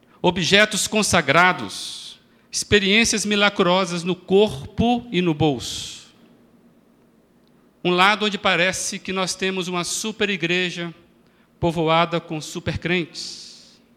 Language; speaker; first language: Portuguese; native; Portuguese